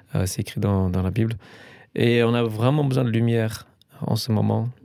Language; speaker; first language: French; non-native, fluent; English